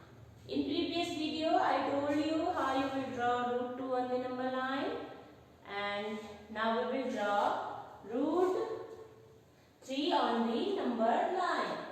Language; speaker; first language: English; non-native, local second language; Hindi